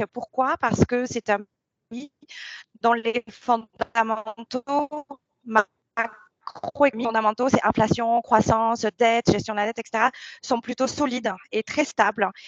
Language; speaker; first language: French; native; French